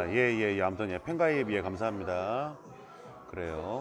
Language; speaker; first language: Korean; native; Korean